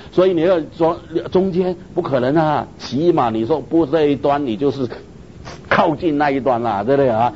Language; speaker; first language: Chinese; native; Chinese